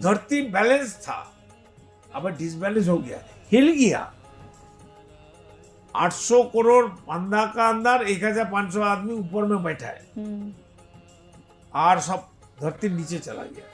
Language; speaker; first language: Hindi; non-native, local second language; Bangla